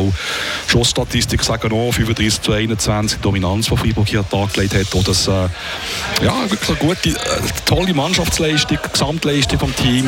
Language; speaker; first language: German; native; German